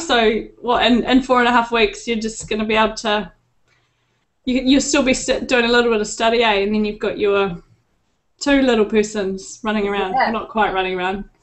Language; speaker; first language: English; native; English